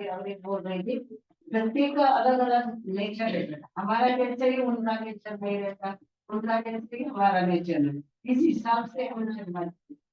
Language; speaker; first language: Hindi; non-native, local second language; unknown